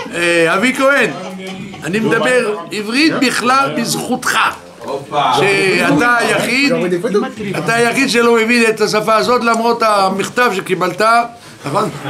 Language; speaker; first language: Hebrew; non-native, fluent; French